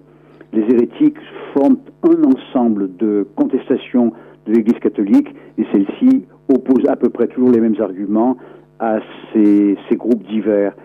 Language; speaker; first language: French; native; French